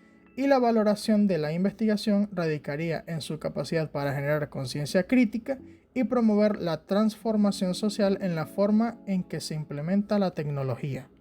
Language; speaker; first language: Spanish; native; Spanish